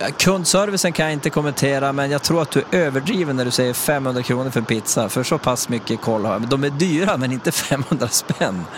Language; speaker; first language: Swedish; native; Swedish